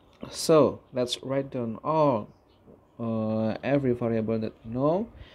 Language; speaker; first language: English; non-native, fluent; Indonesian